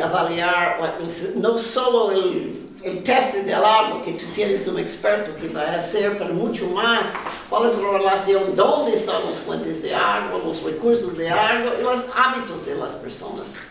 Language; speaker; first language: Spanish; non-native, fluent; Portuguese